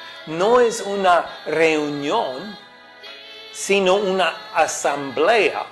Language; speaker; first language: Spanish; non-native, fluent; English